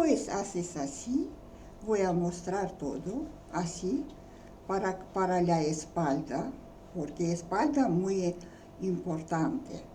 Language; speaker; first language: Spanish; non-native, learner; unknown